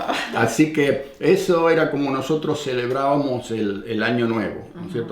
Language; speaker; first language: Spanish; native; Spanish